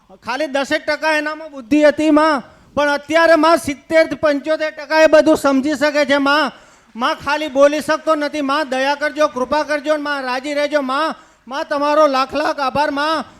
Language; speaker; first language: Gujarati; native; Gujarati